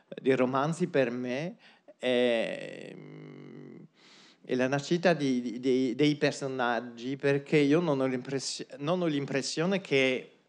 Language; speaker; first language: Italian; non-native, fluent; French